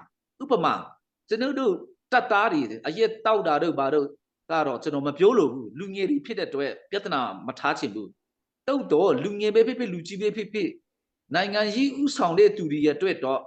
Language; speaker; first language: Burmese; non-native, local second language; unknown